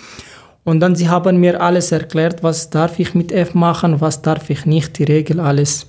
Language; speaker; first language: German; non-native, learner; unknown